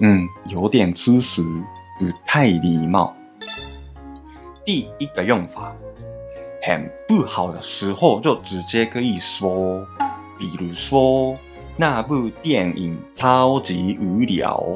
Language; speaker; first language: Chinese; non-native, fluent; Japanese